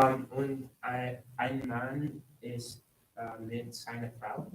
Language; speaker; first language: German; non-native, learner; English